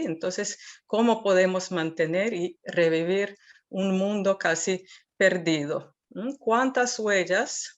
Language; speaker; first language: Spanish; non-native, fluent; Serbian